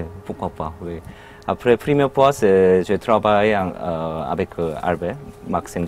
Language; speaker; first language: French; non-native, learner; Korean